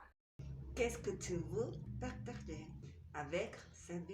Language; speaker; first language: French; non-native, learner; Spanish